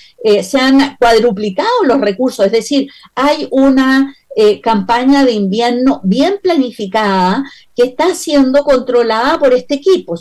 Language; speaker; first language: Spanish; native; Spanish